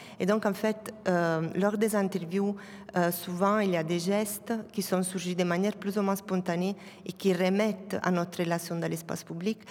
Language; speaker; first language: French; non-native, fluent; Italian